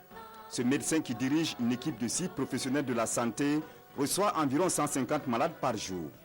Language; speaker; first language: French; native; French